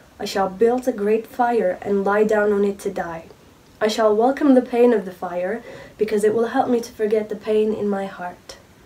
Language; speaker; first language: English; non-native, fluent; Turkish